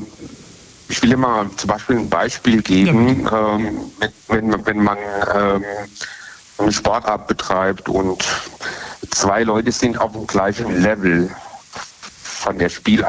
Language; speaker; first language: German; native; German